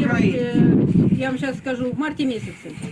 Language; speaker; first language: Russian; native; Russian